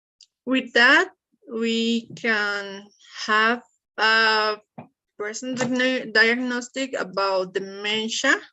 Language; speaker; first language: English; non-native, learner; Spanish